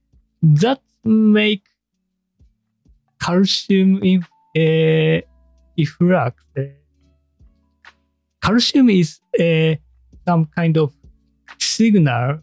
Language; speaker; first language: English; non-native, learner; Japanese